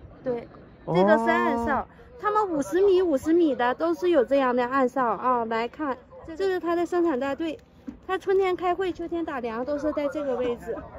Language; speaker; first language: Chinese; native; Chinese